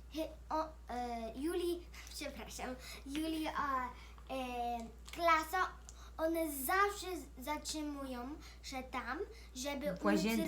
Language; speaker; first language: Polish; early bilingual, heritage; Polish